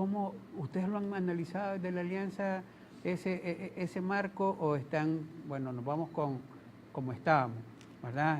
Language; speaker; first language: Spanish; native; Spanish